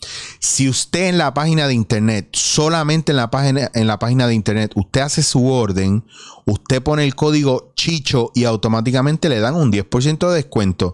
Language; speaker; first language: Spanish; native; Spanish